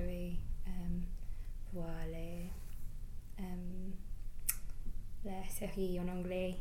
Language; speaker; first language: French; non-native, learner; English